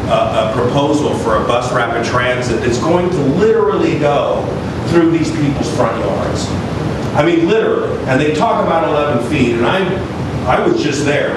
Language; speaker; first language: English; native; English